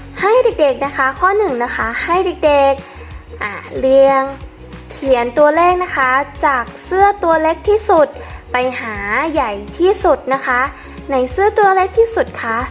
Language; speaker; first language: Thai; native; Thai